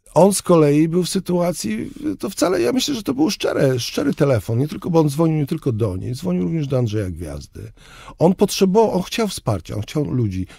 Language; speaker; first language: Polish; native; Polish